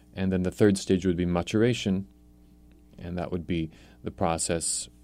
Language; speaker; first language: English; native; English